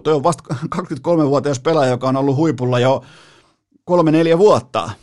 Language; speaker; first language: Finnish; native; Finnish